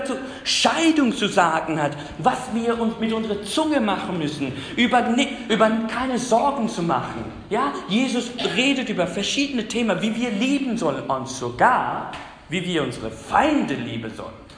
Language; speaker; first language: German; non-native, fluent; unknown